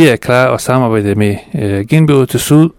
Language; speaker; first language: Danish; non-native, fluent; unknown